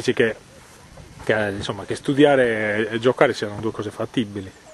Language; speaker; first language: Italian; native; Italian